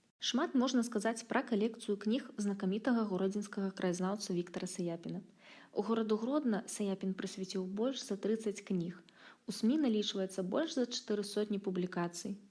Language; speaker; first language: Belarusian; native; Belarusian